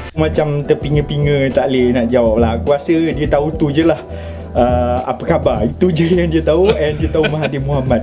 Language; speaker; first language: Malay; native; Malay